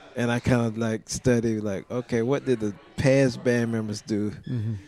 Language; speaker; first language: English; native; English